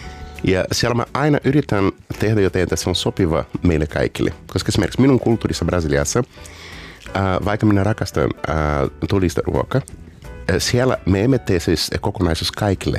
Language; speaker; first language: Finnish; non-native, learner; Portuguese